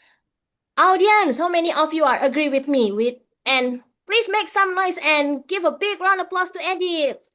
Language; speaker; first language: English; non-native, fluent; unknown